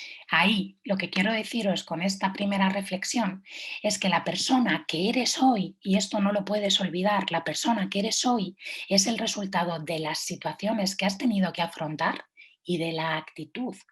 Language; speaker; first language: Spanish; native; Spanish